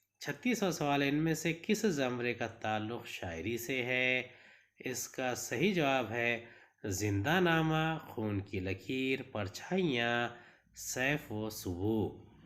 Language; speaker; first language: Urdu; native; Urdu